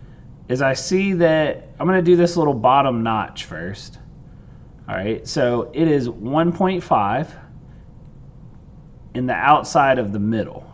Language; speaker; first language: English; native; English